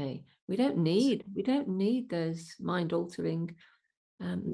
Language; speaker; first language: English; native; English